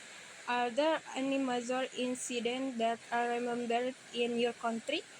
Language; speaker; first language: English; non-native, learner; Indonesian